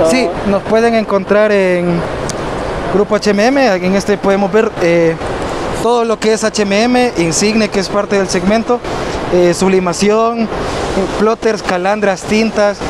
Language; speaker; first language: Spanish; native; Spanish